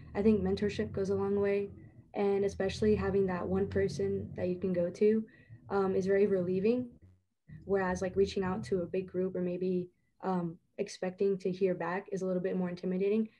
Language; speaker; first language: English; native; English